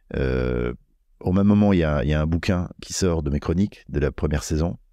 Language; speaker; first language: French; native; French